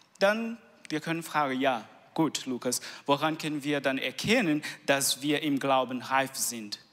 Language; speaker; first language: German; non-native, learner; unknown